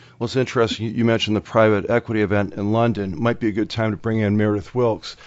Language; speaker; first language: English; native; English